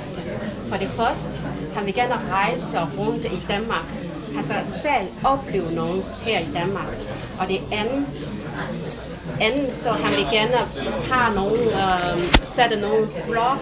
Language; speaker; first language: Danish; non-native, fluent; Chinese